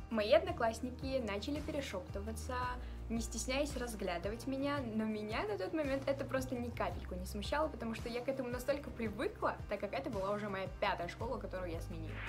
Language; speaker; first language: Russian; early bilingual, other home language; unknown